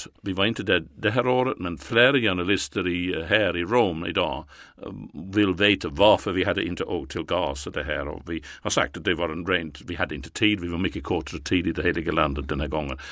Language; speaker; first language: Swedish; non-native, fluent; English